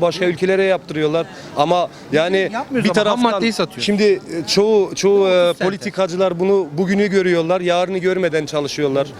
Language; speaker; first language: Turkish; early bilingual, heritage; Turkish